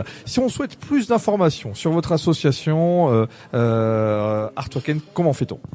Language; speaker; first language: French; native; French